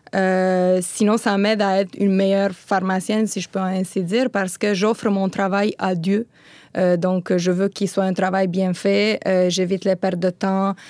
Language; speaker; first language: French; non-native, fluent; Romanian